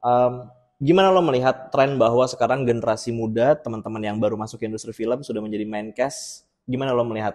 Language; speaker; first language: Indonesian; native; Indonesian